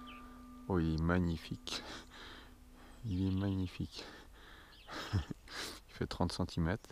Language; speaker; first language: French; native; French